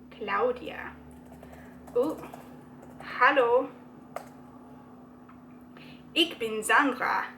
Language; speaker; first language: German; non-native, learner; English